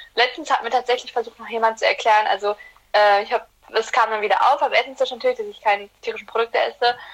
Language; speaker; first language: German; early bilingual, other home language; Turkish